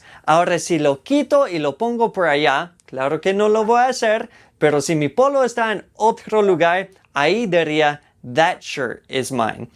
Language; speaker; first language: Spanish; non-native, fluent; English